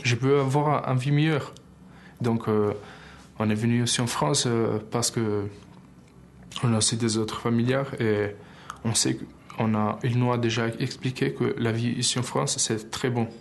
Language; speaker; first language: French; early bilingual, other home language; Albanian